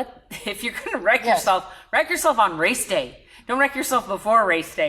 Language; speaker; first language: English; native; English